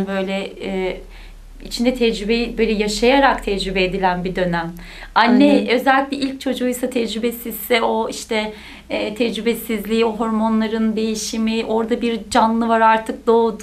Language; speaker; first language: Turkish; native; Turkish